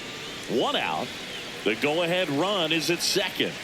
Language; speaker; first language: English; native; English